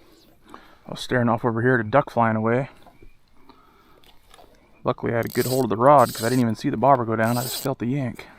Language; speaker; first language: English; native; English